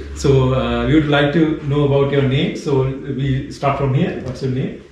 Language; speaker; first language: English; non-native, local second language; Sinhala